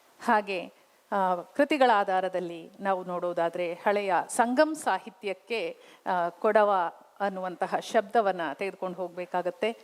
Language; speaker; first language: Kannada; non-native, local second language; Kodava